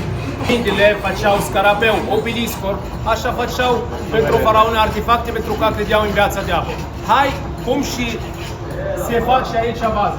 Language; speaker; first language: Romanian; non-native, learner; Arabic